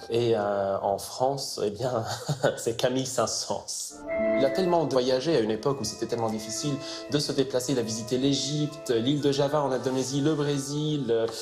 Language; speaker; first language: French; non-native, local second language; Arabic